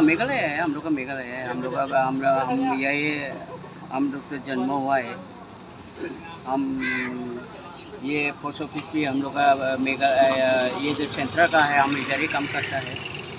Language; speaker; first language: Hindi; non-native, local second language; Khasi